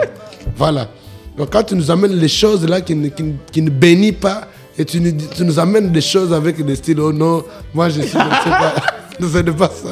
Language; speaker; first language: French; non-native, local second language; Lingala